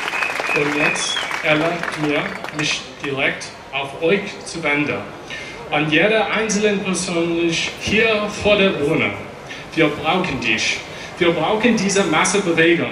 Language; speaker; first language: German; non-native, learner; English